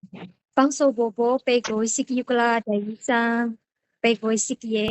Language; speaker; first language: Cantonese; non-native, learner; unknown